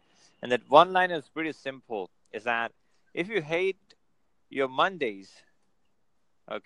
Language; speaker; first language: English; non-native, local second language; Gujarati